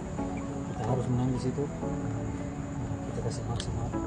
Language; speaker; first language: Indonesian; non-native, fluent; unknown